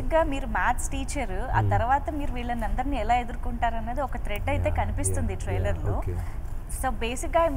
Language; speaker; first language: Telugu; native; Telugu